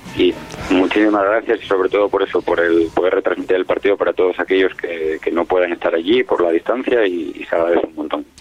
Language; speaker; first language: Spanish; native; Spanish